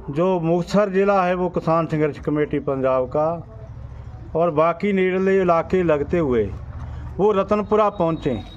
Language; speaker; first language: Hindi; non-native, local second language; Punjabi